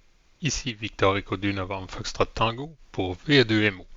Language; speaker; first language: French; native; French